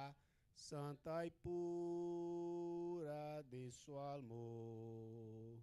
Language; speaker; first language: Italian; non-native, learner; Portuguese